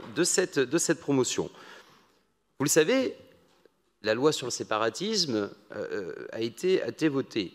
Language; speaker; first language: French; native; French